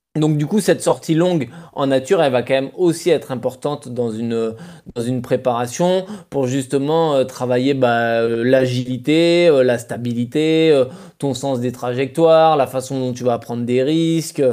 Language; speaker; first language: French; native; French